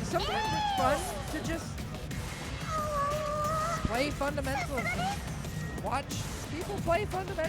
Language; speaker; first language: English; native; English